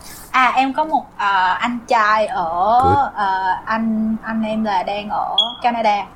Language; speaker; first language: Vietnamese; early bilingual, heritage; Vietnamese